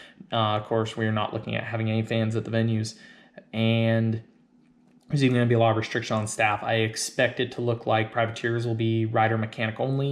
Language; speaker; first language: English; native; English